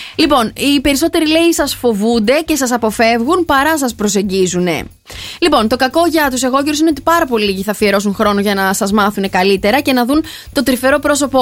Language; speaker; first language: Greek; native; Greek